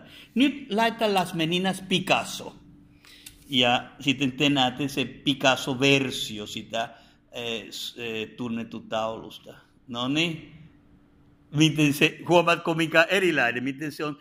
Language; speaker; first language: Finnish; non-native, fluent; Spanish